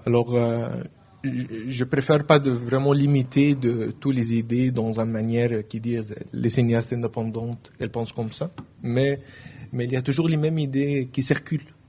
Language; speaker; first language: French; non-native, learner; Arabic